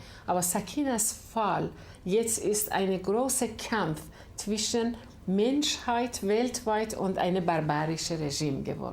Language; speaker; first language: German; non-native, learner; Persian